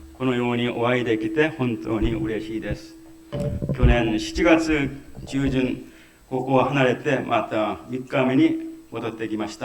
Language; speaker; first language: Japanese; non-native, fluent; Korean